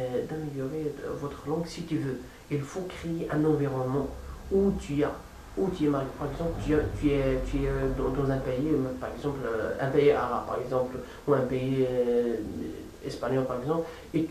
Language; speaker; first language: French; non-native, fluent; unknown